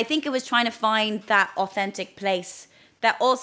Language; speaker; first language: English; native; English